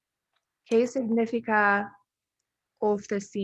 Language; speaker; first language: Spanish; non-native, learner; English